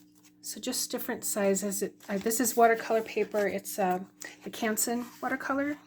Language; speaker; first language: English; native; English